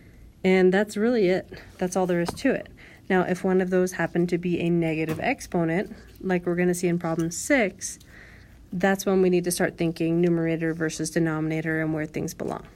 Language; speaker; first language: English; native; English